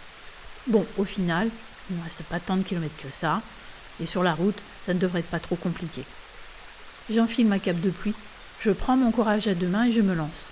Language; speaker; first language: French; native; French